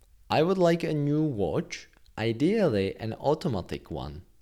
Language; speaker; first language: English; non-native, fluent; Czech